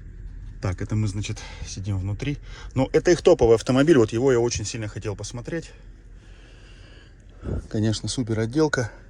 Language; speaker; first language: Russian; native; Russian